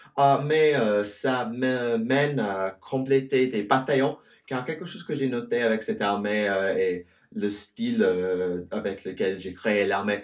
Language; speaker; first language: French; non-native, learner; English